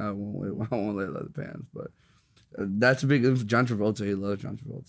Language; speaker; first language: English; native; English